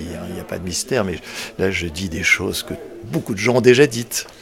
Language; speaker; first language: French; native; French